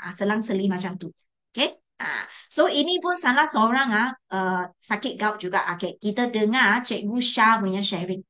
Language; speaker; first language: Malay; non-native, local second language; Chinese